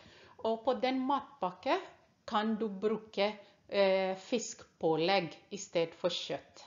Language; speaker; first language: Norwegian; non-native, fluent; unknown